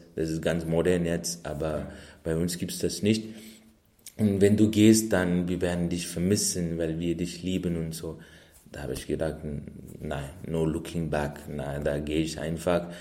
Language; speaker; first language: German; non-native, fluent; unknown